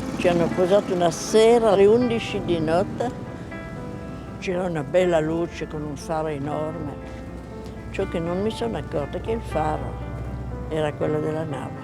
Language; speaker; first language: Italian; non-native, fluent; French